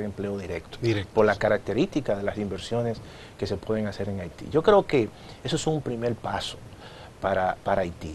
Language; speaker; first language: Spanish; native; Spanish